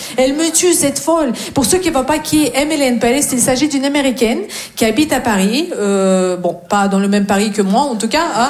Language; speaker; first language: French; non-native, fluent; Russian